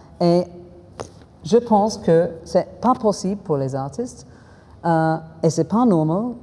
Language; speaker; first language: French; non-native, fluent; English